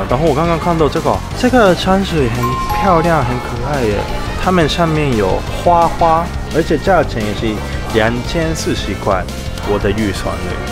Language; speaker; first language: Chinese; non-native, learner; Japanese